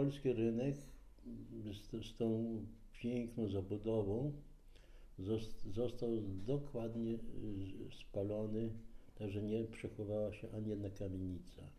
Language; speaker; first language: Polish; native; Polish